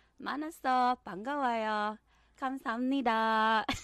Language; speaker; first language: Korean; non-native, learner; English